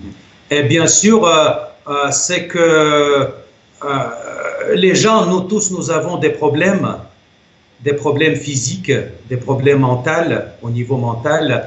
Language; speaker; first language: French; non-native, fluent; Russian